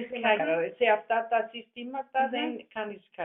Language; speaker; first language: Greek; non-native, learner; German